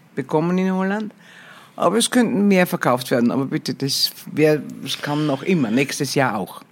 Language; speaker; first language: German; native; German